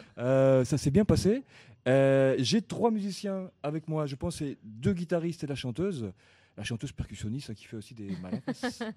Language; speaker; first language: French; native; French